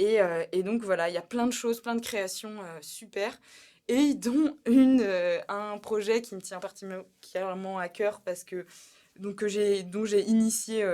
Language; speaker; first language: French; native; French